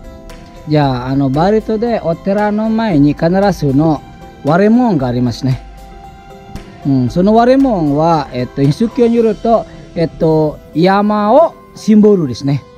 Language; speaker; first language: Japanese; non-native, fluent; Indonesian